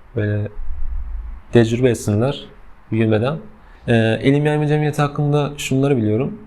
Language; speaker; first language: Turkish; non-native, fluent; Persian